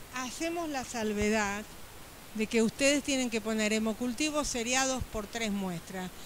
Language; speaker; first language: Spanish; native; Spanish